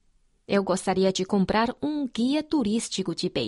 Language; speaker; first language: Portuguese; non-native, fluent; Chinese